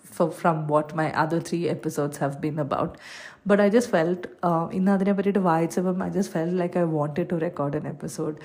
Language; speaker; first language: English; non-native, local second language; Malayalam